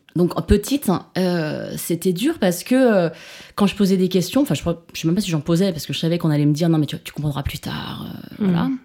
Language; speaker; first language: French; early bilingual, other home language; Chinese